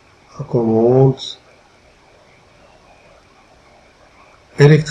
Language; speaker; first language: French; non-native, local second language; Arabic